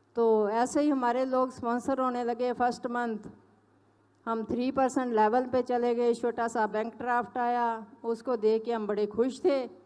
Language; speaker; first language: Hindi; non-native, local second language; Punjabi